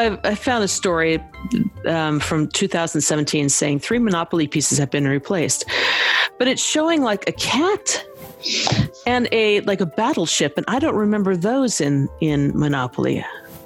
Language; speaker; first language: English; native; English